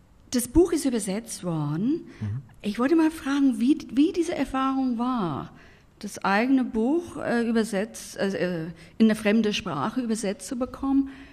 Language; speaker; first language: German; non-native, fluent; English